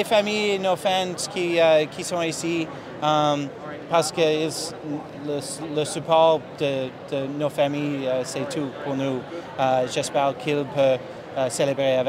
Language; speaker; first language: French; non-native, learner; English